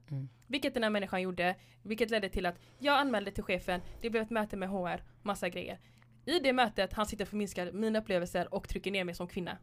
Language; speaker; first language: Swedish; early bilingual, other home language; Somali